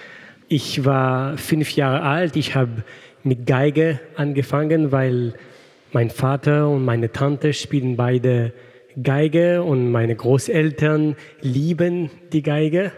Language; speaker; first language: German; non-native, fluent; French